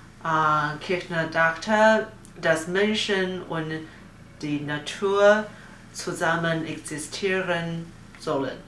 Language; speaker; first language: German; non-native, learner; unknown